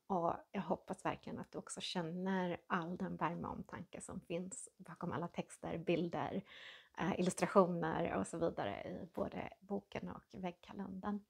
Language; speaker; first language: Swedish; native; Swedish